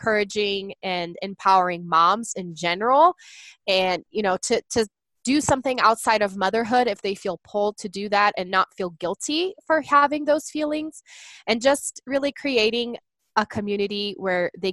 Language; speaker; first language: English; non-native, fluent; Portuguese